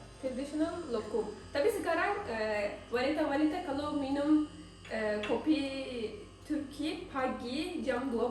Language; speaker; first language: Indonesian; non-native, learner; Turkish